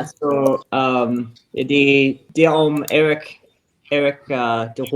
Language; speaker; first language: Danish; non-native, learner; English